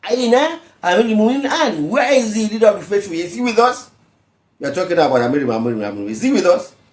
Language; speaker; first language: English; non-native, local second language; Yoruba